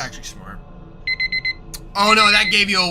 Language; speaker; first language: English; native; English